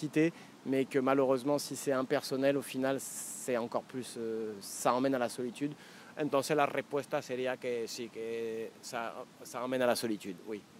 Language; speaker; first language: French; native; French